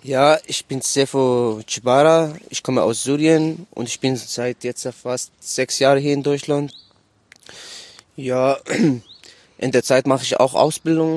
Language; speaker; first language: German; non-native, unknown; Arabic